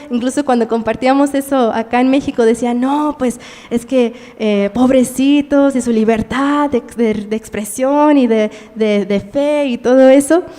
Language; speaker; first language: Spanish; early bilingual, heritage; Spanish